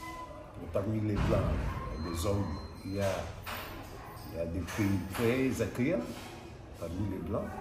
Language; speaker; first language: French; non-native, local second language; Wolof